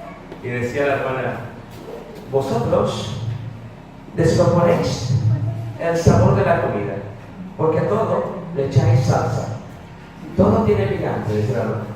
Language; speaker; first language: Spanish; early bilingual, heritage; Spanish